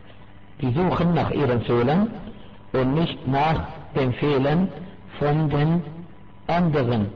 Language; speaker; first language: German; non-native, fluent; Arabic